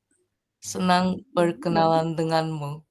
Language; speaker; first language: Indonesian; non-native, learner; Japanese